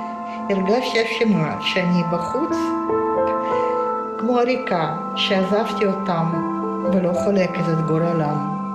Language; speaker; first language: Hebrew; non-native, fluent; Russian